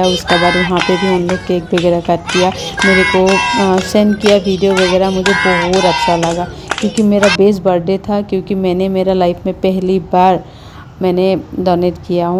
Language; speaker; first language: Hindi; non-native, local second language; Assamese